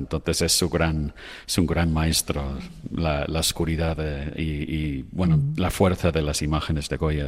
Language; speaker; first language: Spanish; non-native, fluent; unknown